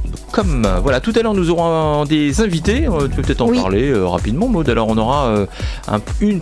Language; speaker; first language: French; native; French